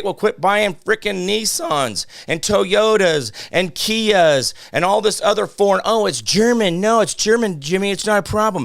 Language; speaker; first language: English; native; English